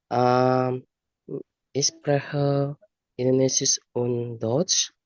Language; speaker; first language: German; non-native, learner; Indonesian